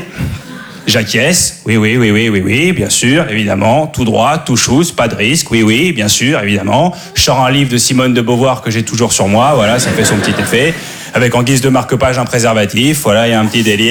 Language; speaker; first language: French; native; French